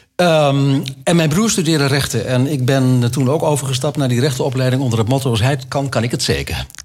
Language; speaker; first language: Dutch; native; Dutch